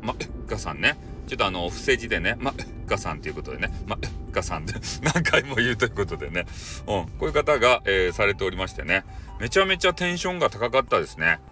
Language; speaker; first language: Japanese; native; Japanese